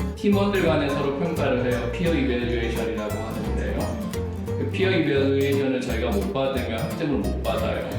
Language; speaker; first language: Korean; native; Korean